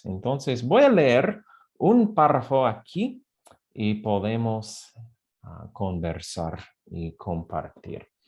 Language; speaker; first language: Spanish; non-native, fluent; English